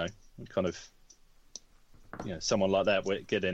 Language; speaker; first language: English; native; English